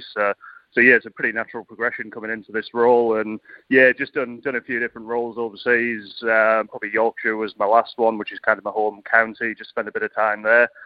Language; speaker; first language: English; native; English